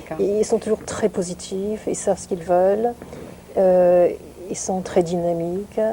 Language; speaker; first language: French; non-native, fluent; Vietnamese